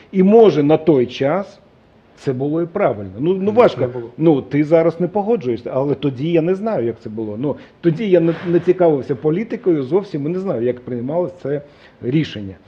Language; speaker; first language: Ukrainian; non-native, local second language; Russian